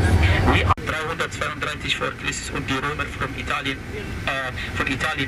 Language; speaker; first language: German; non-native, learner; Arabic